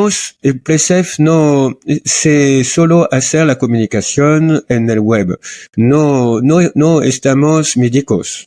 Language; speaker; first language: Spanish; non-native, learner; French